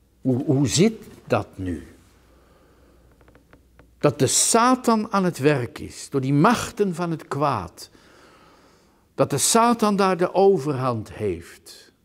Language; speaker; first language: Dutch; native; Dutch